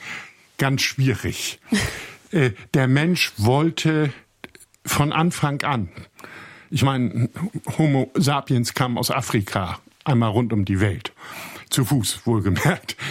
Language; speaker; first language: German; native; German